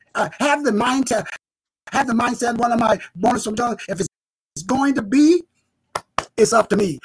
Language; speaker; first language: English; native; English